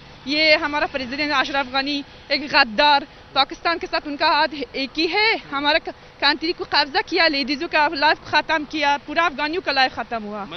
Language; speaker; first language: Hindi; non-native, learner; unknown